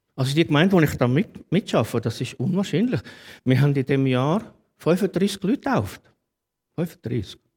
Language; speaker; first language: German; native; German